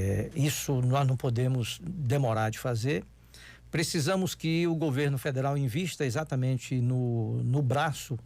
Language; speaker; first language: Portuguese; native; Portuguese